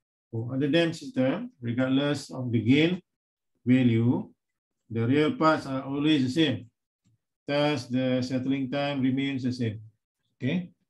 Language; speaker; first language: English; non-native, local second language; Malay